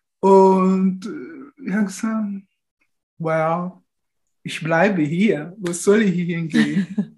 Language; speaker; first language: German; non-native, fluent; Portuguese